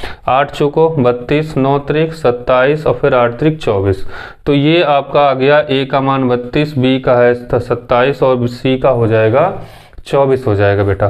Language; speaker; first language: Hindi; native; Hindi